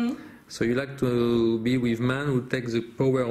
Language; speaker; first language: English; non-native, fluent; French